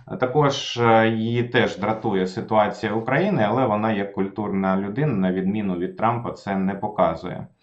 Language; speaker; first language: Ukrainian; non-native, local second language; Russian